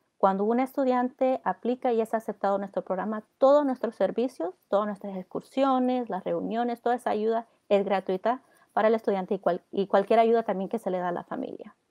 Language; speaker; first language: Spanish; early bilingual, heritage; Spanish